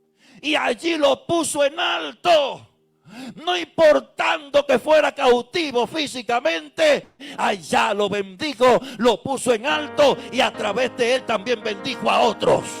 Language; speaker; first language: Spanish; native; Spanish